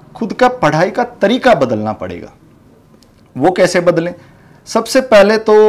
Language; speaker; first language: Hindi; native; Hindi